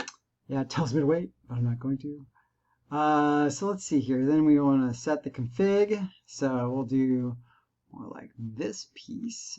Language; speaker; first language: English; native; English